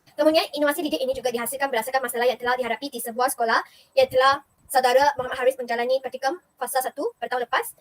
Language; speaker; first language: Malay; non-native, local second language; Chinese